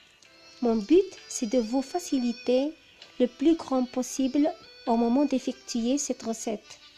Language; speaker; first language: French; non-native, local second language; Arabic